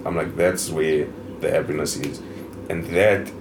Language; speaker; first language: English; native; English